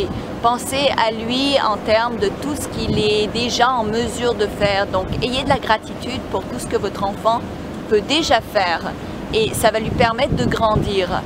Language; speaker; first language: French; native; French